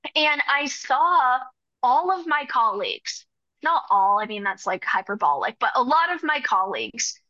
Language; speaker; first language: English; native; English